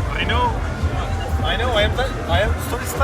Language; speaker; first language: English; non-native, learner; Turkish